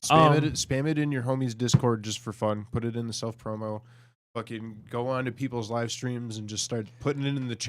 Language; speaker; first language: English; native; English